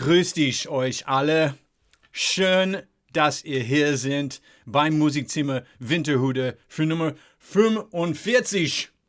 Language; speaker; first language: German; non-native, learner; English